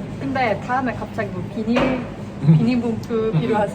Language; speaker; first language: Korean; non-native, fluent; Norwegian